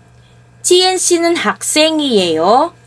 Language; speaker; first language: Korean; non-native, fluent; Filipino